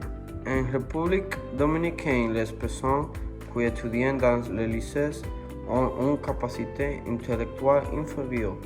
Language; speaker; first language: French; non-native, learner; Spanish